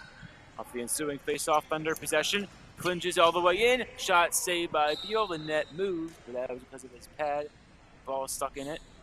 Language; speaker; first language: English; native; English